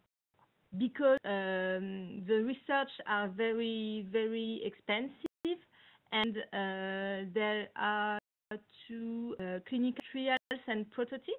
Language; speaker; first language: English; non-native, learner; French